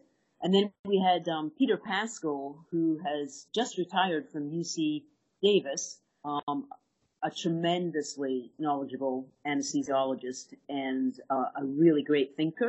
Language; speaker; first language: English; native; English